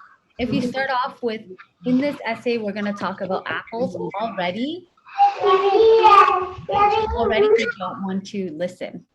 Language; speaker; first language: English; non-native, fluent; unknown